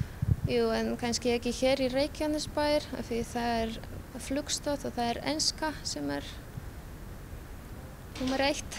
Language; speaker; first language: Icelandic; non-native, fluent; Polish